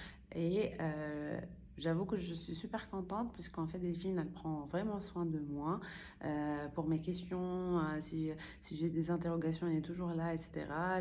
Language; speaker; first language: French; non-native, local second language; Arabic